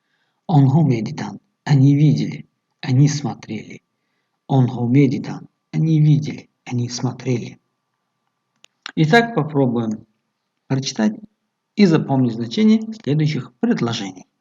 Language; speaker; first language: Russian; non-native, local second language; Tajik